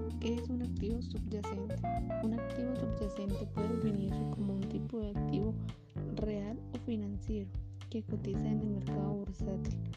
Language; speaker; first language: Spanish; native; Spanish